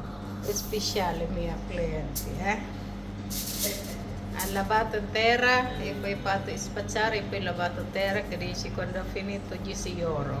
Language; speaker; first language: Italian; non-native, learner; Filipino